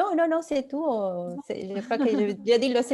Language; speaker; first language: French; non-native, fluent; Spanish